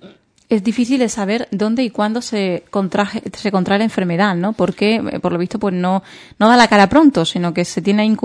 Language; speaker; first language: Spanish; native; Spanish